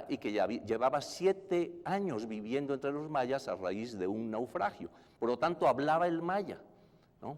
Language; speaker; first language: Spanish; native; Spanish